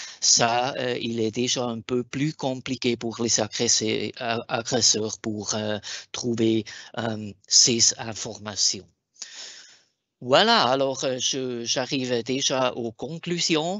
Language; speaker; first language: French; non-native, local second language; German